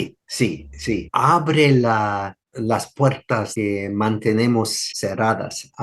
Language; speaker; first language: Spanish; non-native, fluent; English